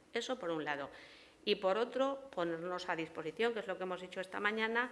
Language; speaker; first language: Spanish; native; Spanish